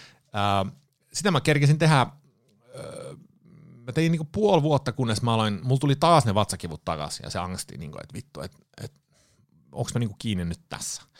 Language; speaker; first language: Finnish; early bilingual, heritage; Finnish